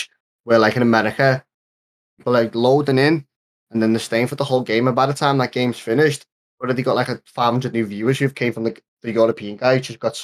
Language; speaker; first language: English; native; English